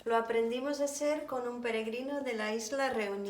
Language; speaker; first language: Spanish; non-native, local second language; Portuguese